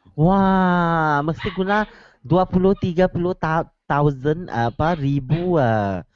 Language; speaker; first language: Malay; non-native, local second language; Chinese